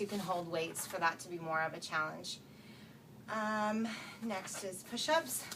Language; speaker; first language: English; native; English